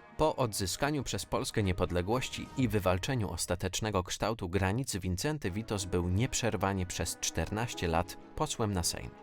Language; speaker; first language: Polish; native; Polish